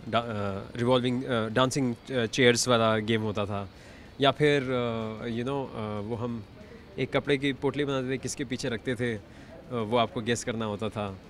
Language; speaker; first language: Hindi; native; Hindi